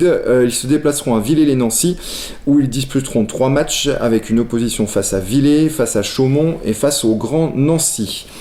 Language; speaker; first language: French; native; French